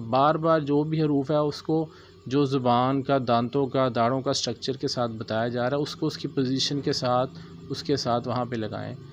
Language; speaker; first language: Urdu; native; Urdu